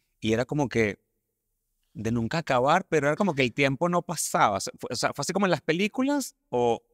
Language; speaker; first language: Spanish; native; Spanish